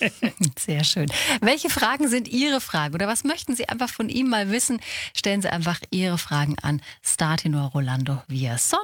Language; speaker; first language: German; native; German